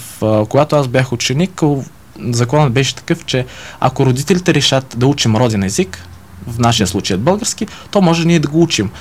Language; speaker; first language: Bulgarian; early bilingual, heritage; Bulgarian